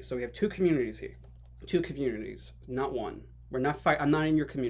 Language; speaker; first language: English; native; English